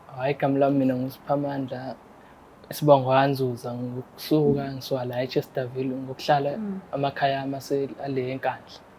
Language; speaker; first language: Zulu; native; Zulu